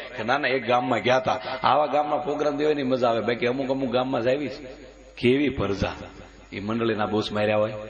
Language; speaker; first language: Gujarati; native; Gujarati